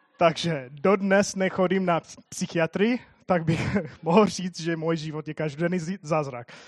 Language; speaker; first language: Czech; non-native, fluent; English